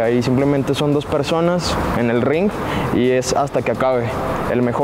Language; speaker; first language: Spanish; native; Spanish